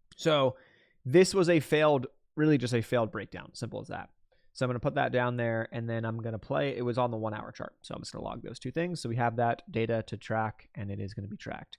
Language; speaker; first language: English; native; English